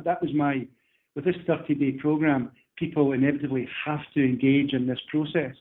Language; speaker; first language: English; native; English